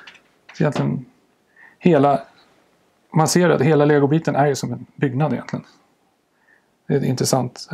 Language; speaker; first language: Swedish; native; Swedish